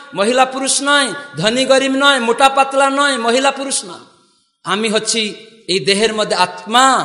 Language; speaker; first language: Bangla; non-native, fluent; Odia